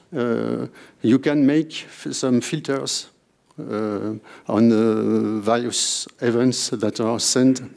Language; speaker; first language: English; non-native, fluent; French